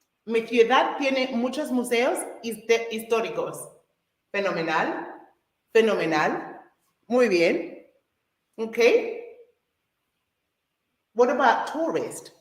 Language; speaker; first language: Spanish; non-native, fluent; English